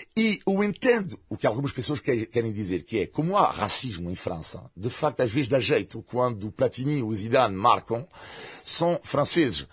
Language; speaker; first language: Portuguese; non-native, fluent; French